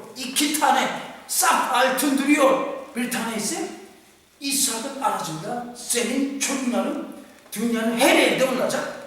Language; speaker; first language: Turkish; non-native, fluent; Korean